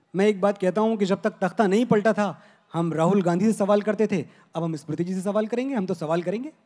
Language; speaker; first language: Hindi; native; Hindi